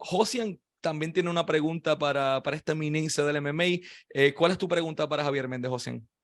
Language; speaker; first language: Spanish; native; Spanish